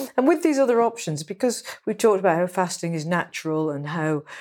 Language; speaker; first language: English; native; English